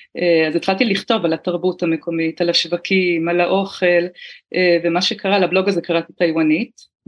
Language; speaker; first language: Hebrew; native; Hebrew